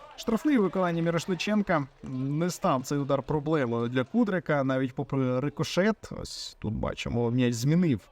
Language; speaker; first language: Ukrainian; native; Ukrainian